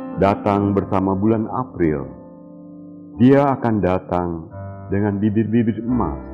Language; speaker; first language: Indonesian; native; Indonesian